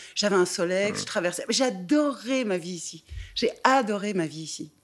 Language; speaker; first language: French; native; French